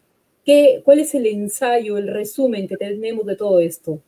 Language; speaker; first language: Spanish; native; Spanish